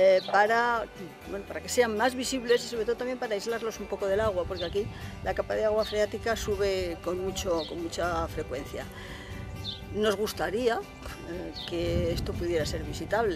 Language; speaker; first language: Spanish; native; Spanish